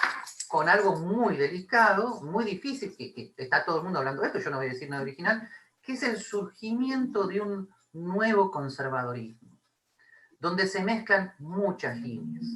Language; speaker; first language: Spanish; native; Spanish